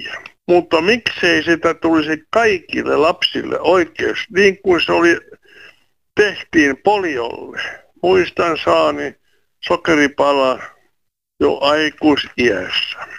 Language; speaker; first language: Finnish; native; Finnish